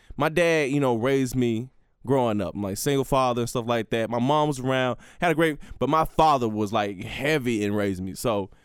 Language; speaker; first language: English; native; English